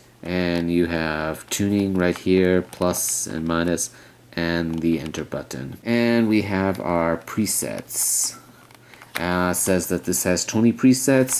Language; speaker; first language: English; native; English